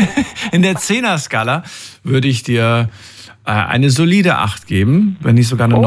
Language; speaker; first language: German; native; German